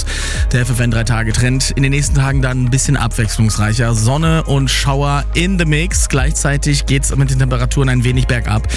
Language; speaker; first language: German; native; German